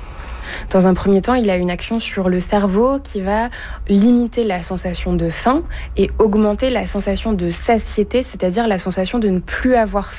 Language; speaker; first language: French; native; French